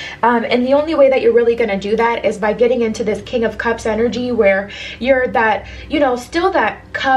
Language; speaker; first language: English; native; English